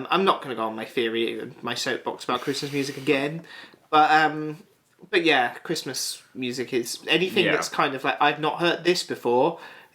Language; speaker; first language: English; native; English